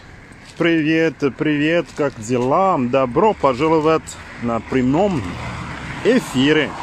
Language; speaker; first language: Russian; non-native, learner; French